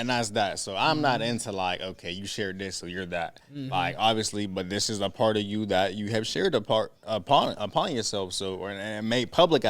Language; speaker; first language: English; native; English